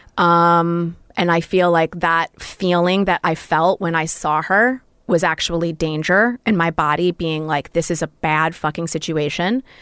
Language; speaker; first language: English; native; English